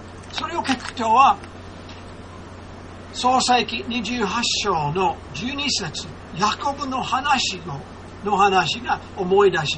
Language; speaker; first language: Japanese; non-native, fluent; English